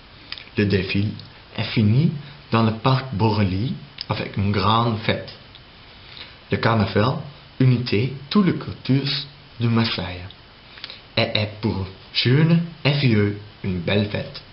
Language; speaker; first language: French; non-native, learner; Dutch